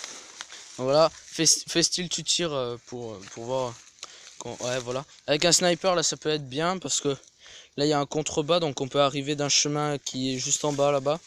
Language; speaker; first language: French; native; French